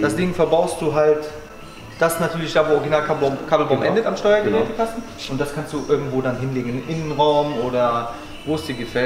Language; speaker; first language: German; native; German